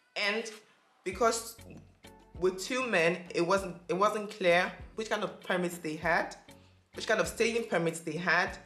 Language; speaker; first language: English; non-native, local second language; Akan